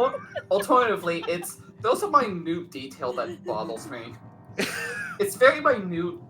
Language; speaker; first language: English; native; English